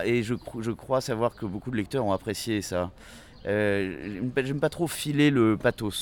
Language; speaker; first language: French; native; French